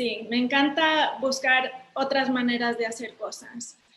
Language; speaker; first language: Spanish; early bilingual, heritage; Spanish